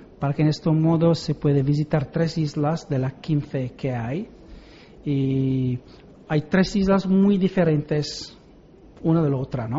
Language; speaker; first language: Spanish; non-native, learner; Italian